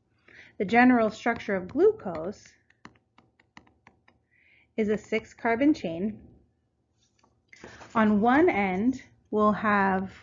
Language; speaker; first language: English; native; English